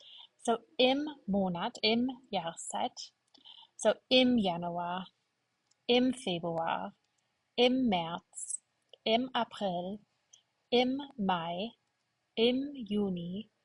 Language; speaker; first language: German; non-native, fluent; English